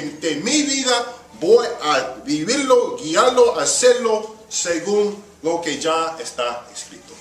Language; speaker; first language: Spanish; early bilingual, heritage; Spanish